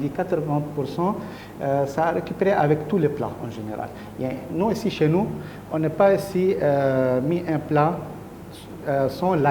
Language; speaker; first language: French; non-native, learner; Arabic